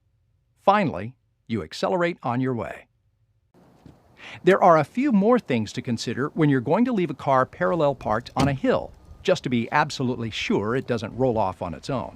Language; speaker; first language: English; native; English